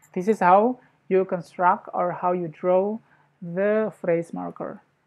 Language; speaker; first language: English; non-native, fluent; Indonesian